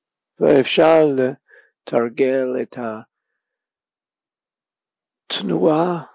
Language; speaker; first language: Hebrew; non-native, fluent; English